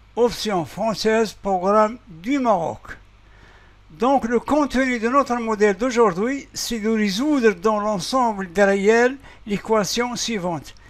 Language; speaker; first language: French; non-native, local second language; Arabic